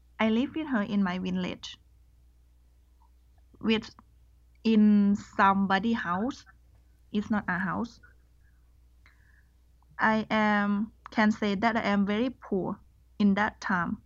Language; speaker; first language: English; non-native, learner; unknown